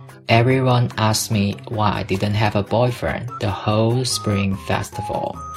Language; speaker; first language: English; non-native, fluent; Cantonese